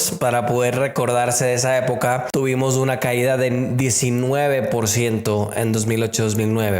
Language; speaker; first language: Spanish; native; Spanish